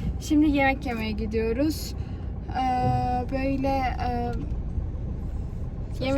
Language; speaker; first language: Turkish; early bilingual, heritage; Turkish